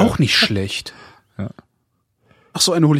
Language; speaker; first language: German; native; German